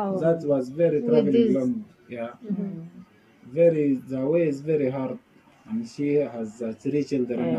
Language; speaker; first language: English; non-native, learner; Arabic